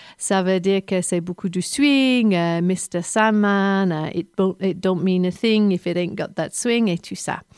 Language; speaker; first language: French; non-native, fluent; English